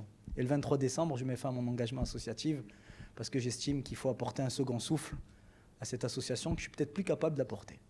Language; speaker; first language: French; native; French